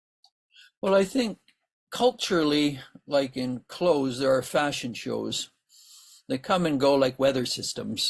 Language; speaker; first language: English; native; English